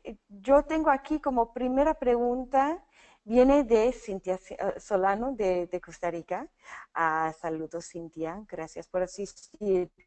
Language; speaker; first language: Spanish; non-native, fluent; English